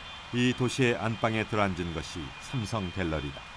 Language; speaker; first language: Korean; native; Korean